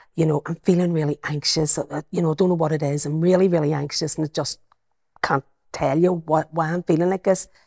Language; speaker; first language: English; native; English